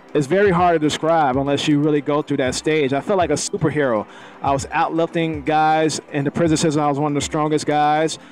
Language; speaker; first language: English; native; English